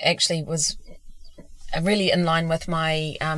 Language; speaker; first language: English; native; English